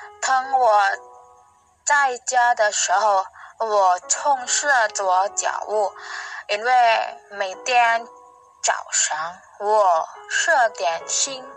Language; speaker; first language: Chinese; non-native, learner; Indonesian